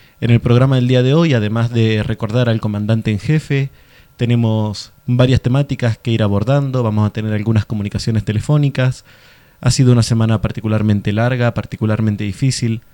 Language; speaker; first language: Spanish; native; Spanish